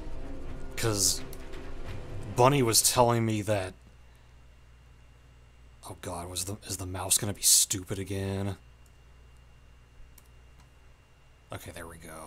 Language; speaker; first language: English; native; English